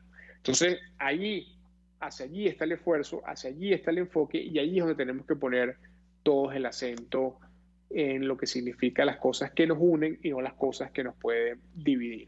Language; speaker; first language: Spanish; native; Spanish